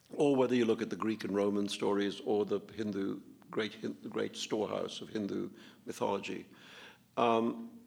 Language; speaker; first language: English; non-native, local second language; Urdu